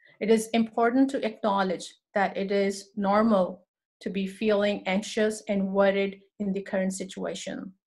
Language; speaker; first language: English; non-native, local second language; Urdu